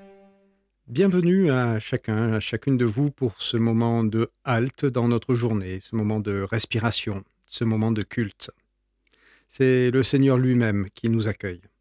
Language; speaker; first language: French; native; French